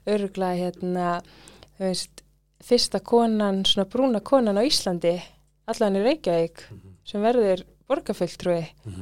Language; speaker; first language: Icelandic; early bilingual, other home language; English